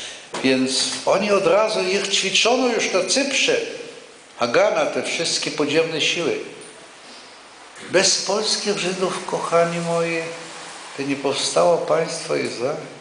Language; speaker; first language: Polish; non-native, local second language; Yiddish